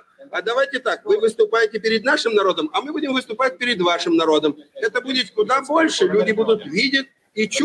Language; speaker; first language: Russian; native; Russian